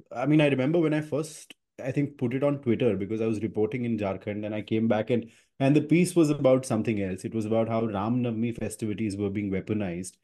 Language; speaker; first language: English; non-native, local second language; Hindi